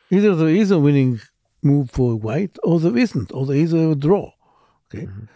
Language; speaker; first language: English; non-native, fluent; Hebrew